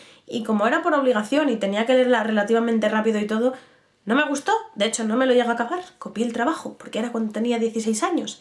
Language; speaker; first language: Spanish; native; Spanish